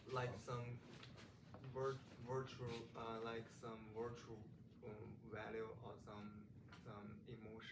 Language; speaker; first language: English; non-native, learner; Chinese